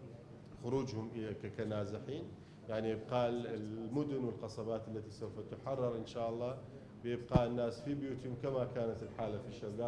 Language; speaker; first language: Arabic; native; Arabic